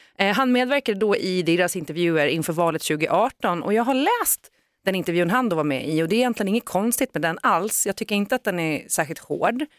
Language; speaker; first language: Swedish; native; Swedish